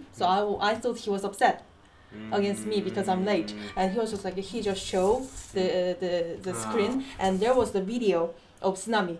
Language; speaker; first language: English; non-native, fluent; Korean